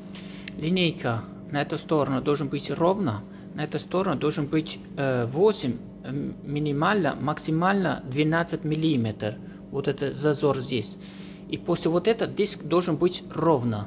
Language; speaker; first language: Russian; non-native, learner; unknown